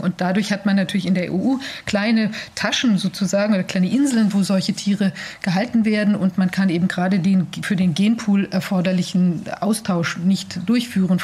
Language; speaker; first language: German; native; German